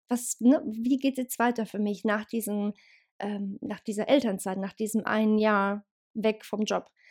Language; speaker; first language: German; early bilingual, other home language; Bosnian